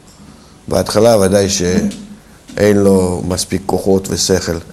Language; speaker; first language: Hebrew; non-native, fluent; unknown